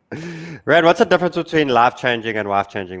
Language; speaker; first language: English; native; English